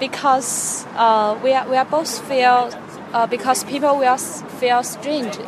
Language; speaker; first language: English; non-native, fluent; Chinese